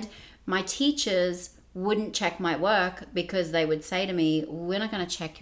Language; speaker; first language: English; native; English